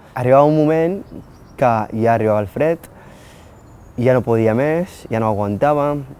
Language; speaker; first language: Catalan; non-native, fluent; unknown